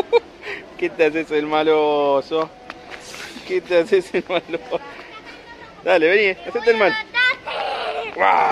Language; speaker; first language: Spanish; native; Spanish